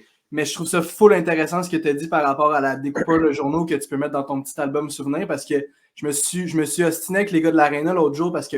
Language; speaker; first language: French; native; French